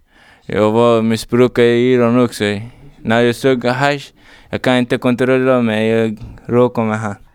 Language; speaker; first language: Swedish; non-native, learner; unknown